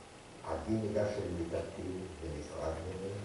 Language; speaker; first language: Hebrew; non-native, fluent; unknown